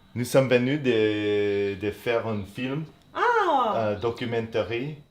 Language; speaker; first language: French; non-native, learner; English